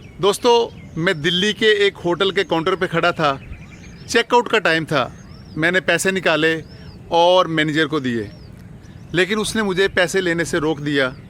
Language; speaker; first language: Urdu; non-native, local second language; Punjabi